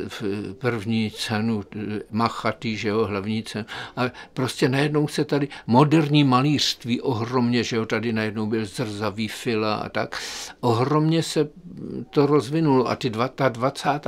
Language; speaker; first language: Czech; native; Czech